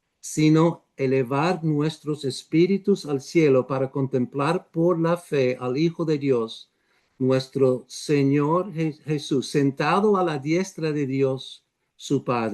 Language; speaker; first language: Spanish; non-native, fluent; English